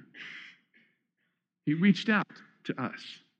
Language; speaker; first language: English; native; English